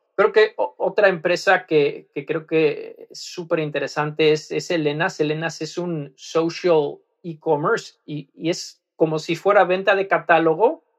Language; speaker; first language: Spanish; non-native, fluent; Dutch